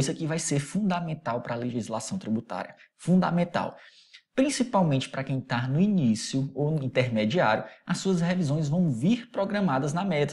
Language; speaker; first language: Portuguese; native; Portuguese